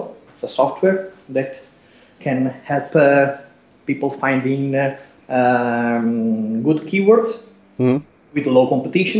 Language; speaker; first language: English; non-native, fluent; Italian